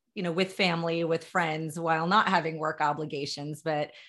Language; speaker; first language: English; native; English